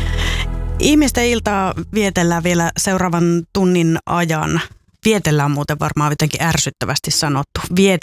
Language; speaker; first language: Finnish; native; Finnish